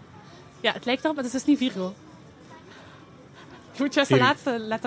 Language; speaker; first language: Dutch; native; Dutch